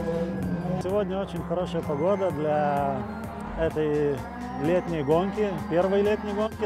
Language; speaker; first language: Russian; non-native, fluent; Lithuanian